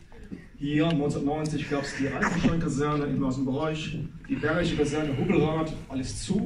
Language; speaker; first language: German; native; German